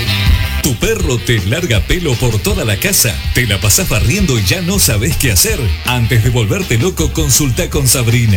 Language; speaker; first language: Spanish; native; Spanish